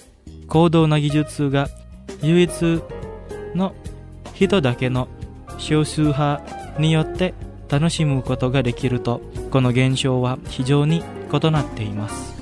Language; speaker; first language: Japanese; non-native, fluent; Indonesian